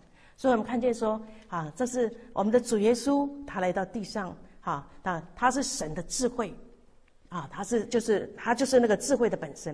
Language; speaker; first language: Chinese; native; Chinese